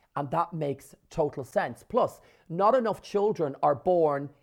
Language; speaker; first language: English; native; English